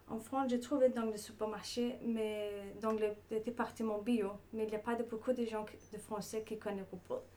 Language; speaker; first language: French; non-native, learner; Danish